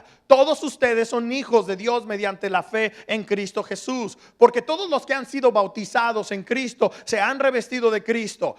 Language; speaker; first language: Spanish; early bilingual, heritage; Spanish